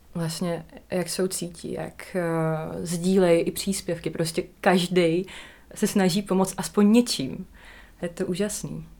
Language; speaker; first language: Czech; non-native, fluent; Russian